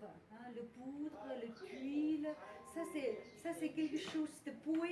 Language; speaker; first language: French; non-native, fluent; Chinese